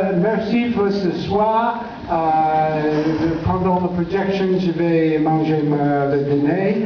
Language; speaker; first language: French; non-native, learner; English